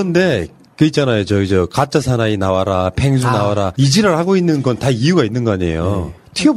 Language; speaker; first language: Korean; native; Korean